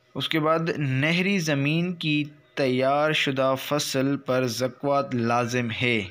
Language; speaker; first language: Urdu; non-native, local second language; Sindhi